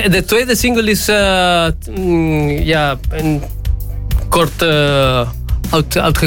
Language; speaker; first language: Dutch; non-native, learner; Spanish